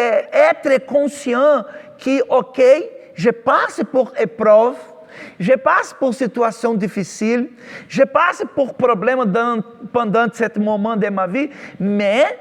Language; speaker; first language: French; non-native, fluent; Portuguese